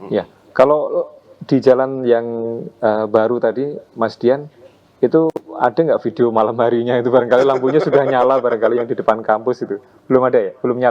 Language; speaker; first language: Indonesian; native; Indonesian